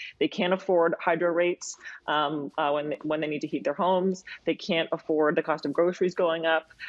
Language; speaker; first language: English; native; English